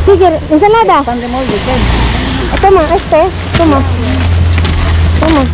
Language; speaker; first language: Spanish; non-native, learner; Filipino